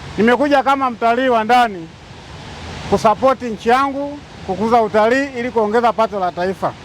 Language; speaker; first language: Swahili; native; Swahili